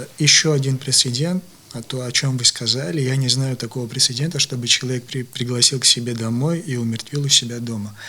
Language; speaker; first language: Russian; non-native, local second language; Abkhazian